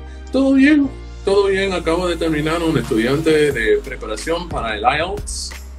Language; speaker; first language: Spanish; non-native, fluent; English